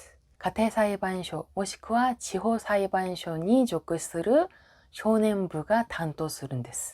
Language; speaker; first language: Japanese; non-native, fluent; Korean